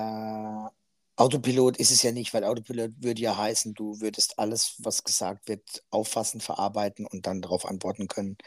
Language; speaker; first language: German; native; German